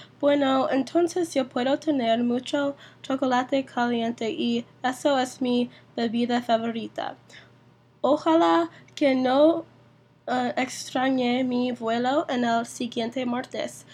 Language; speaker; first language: Spanish; non-native, learner; English